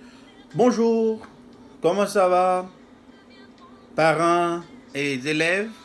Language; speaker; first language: French; non-native, fluent; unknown